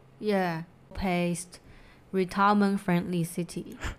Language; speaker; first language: English; non-native, fluent; Chinese